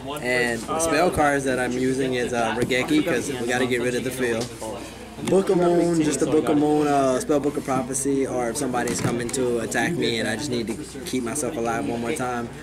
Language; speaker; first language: English; native; English